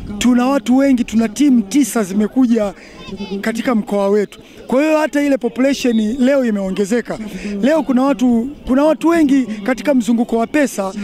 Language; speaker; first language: Swahili; native; Swahili